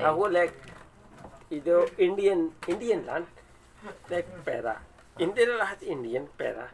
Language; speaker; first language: Filipino; non-native, learner; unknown